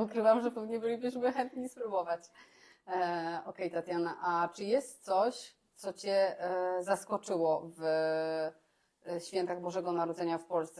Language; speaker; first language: Polish; native; Polish